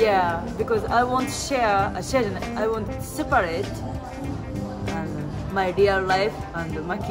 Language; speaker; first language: English; non-native, learner; Japanese